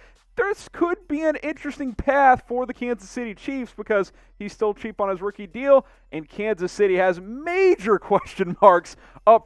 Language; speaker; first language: English; native; English